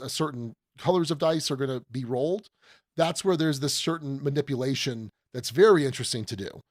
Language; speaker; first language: English; native; English